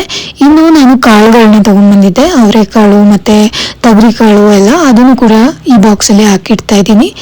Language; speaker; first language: Kannada; native; Kannada